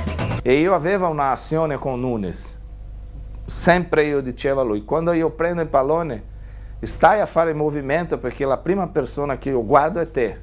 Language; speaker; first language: Italian; non-native, fluent; Portuguese